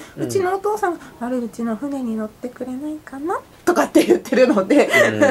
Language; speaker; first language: Japanese; native; Japanese